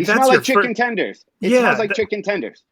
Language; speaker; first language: English; native; English